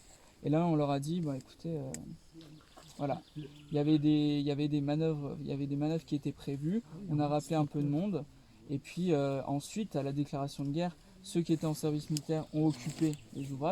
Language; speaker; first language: French; native; French